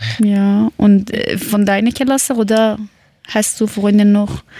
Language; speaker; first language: German; non-native, learner; Persian